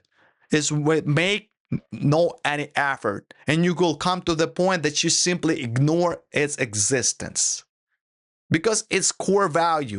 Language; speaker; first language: English; non-native, fluent; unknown